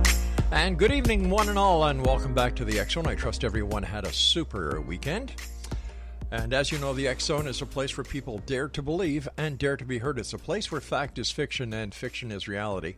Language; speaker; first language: English; native; English